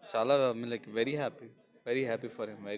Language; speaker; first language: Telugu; non-native, local second language; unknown